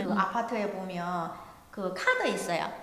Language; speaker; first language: Korean; non-native, fluent; Vietnamese